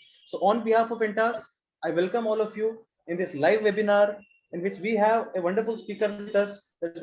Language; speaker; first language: English; non-native, local second language; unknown